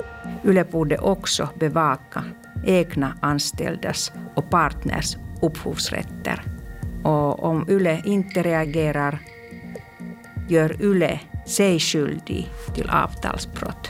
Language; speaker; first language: Swedish; non-native, local second language; Finnish